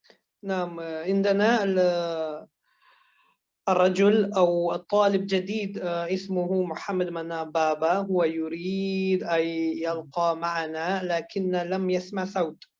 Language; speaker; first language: Arabic; non-native, fluent; Urdu